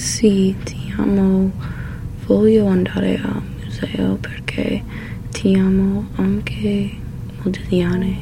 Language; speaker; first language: Italian; non-native, learner; English